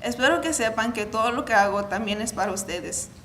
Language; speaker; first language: Spanish; early bilingual, heritage; Spanish